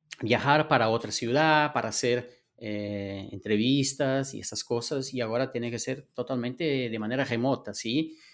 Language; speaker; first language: Spanish; non-native, fluent; Portuguese